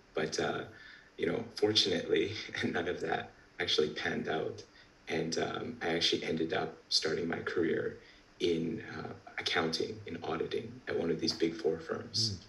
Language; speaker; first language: English; native; English